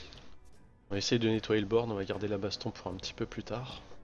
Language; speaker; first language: French; native; French